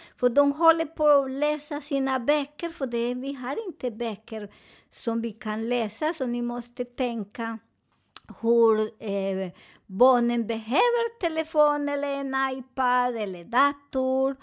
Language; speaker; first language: Swedish; non-native, fluent; Spanish